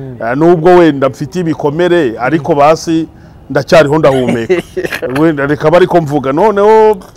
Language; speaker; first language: Kinyarwanda; native; Kinyarwanda